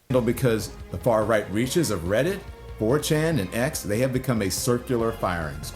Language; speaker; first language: English; native; English